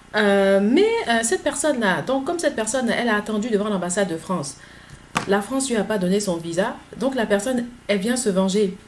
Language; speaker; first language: French; native; French